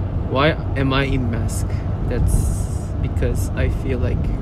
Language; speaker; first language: English; non-native, learner; Japanese